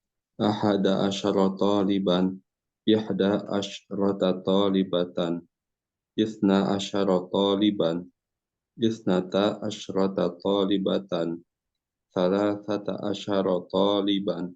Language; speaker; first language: Arabic; non-native, learner; Indonesian